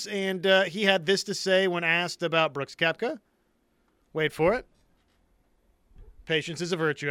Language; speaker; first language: English; native; English